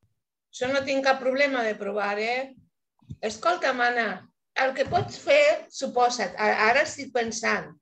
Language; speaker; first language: Catalan; non-native, fluent; Spanish